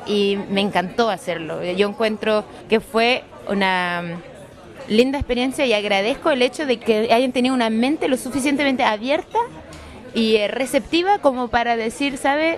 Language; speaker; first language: Spanish; early bilingual, heritage; Spanish